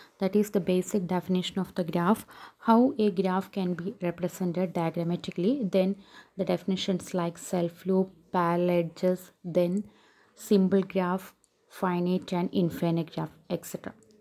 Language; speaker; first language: English; non-native, local second language; Malayalam